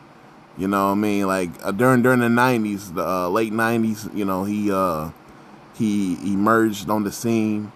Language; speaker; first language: English; native; English